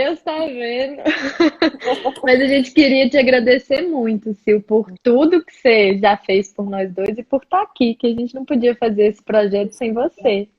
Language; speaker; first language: Portuguese; native; Portuguese